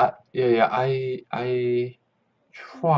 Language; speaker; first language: English; non-native, learner; Korean